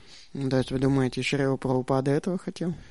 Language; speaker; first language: Czech; non-native, learner; Russian